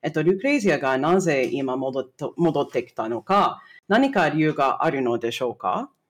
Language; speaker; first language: Japanese; non-native, fluent; English